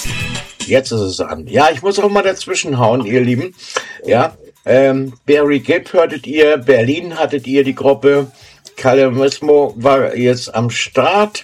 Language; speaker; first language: German; native; German